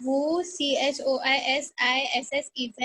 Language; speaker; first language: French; non-native, learner; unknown